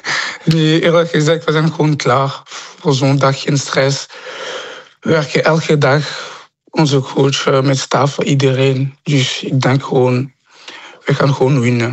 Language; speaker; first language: Dutch; non-native, local second language; French